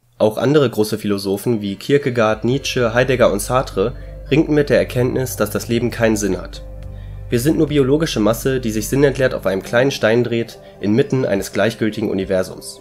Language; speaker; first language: German; native; German